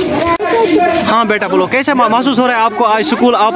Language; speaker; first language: Hindi; non-native, local second language; Kashmiri